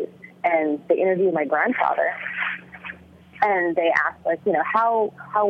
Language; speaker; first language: English; early bilingual, other home language; Vietnamese